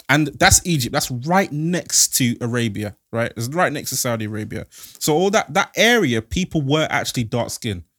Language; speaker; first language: English; native; English